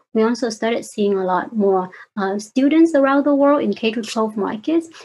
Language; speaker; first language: English; non-native, fluent; Vietnamese